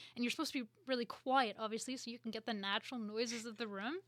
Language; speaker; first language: English; native; English